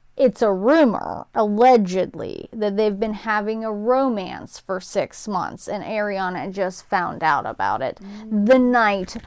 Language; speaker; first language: English; native; English